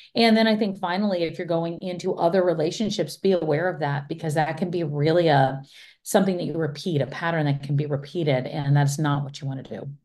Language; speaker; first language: English; native; English